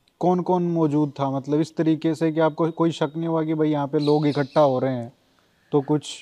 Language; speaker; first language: Hindi; native; Hindi